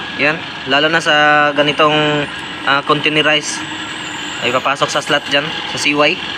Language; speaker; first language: Filipino; non-native, local second language; Cebuano